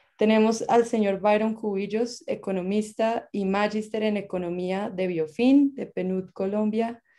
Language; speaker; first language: Spanish; native; Spanish